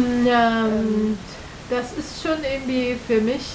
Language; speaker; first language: German; non-native, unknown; Chinese